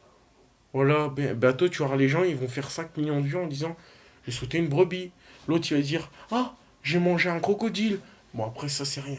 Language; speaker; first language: French; native; French